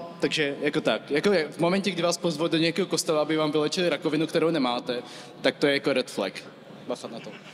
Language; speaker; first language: Czech; early bilingual, other home language; Vietnamese